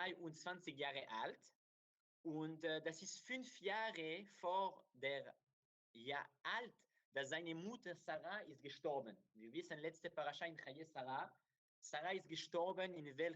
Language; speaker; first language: German; non-native, learner; Hebrew